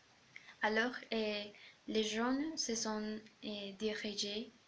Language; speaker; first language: French; non-native, learner; Spanish